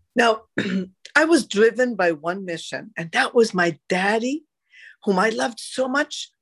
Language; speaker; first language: English; non-native, fluent; Arabic